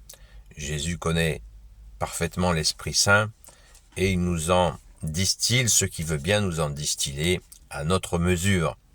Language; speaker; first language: French; native; French